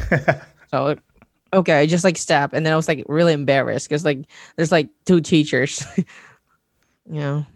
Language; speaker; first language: English; non-native, local second language; Cebuano